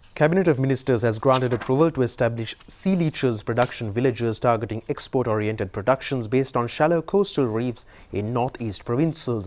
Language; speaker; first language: English; non-native, local second language; Sinhala